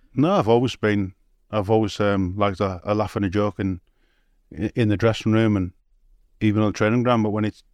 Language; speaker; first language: English; native; English